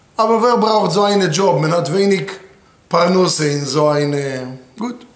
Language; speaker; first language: German; non-native, fluent; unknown